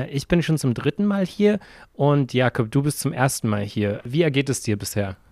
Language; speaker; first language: German; native; German